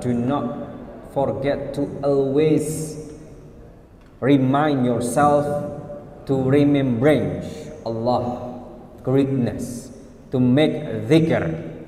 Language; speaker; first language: English; non-native, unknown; Indonesian